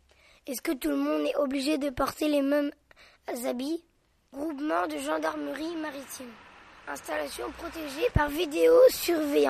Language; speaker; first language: French; native; French